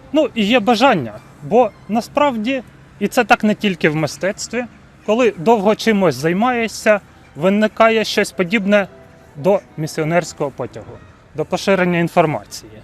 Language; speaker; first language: Ukrainian; native; Ukrainian